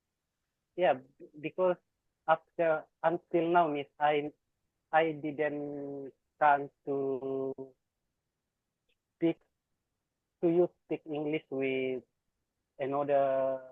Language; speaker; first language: English; non-native, learner; Indonesian